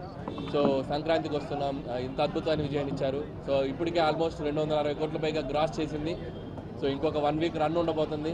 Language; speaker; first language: Telugu; native; Telugu